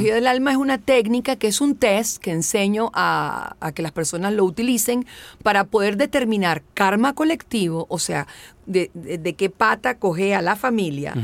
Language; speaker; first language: Spanish; native; Spanish